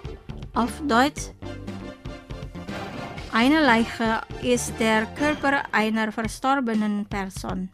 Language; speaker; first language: German; non-native, fluent; Indonesian